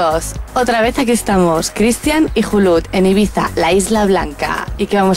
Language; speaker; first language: Spanish; native; Spanish